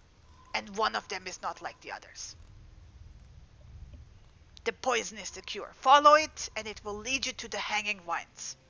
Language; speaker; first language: English; native; English